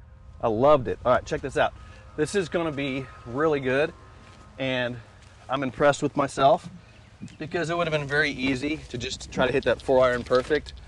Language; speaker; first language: English; native; English